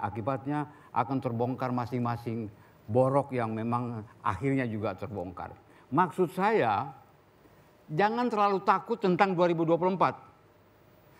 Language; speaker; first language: Indonesian; native; Indonesian